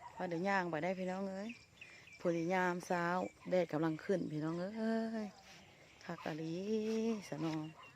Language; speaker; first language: Thai; native; Thai